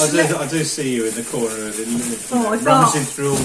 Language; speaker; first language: English; native; English